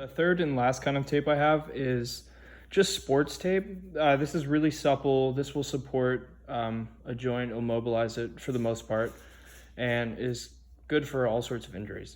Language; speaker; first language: English; native; English